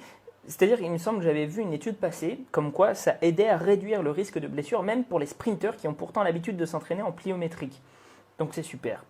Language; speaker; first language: French; native; French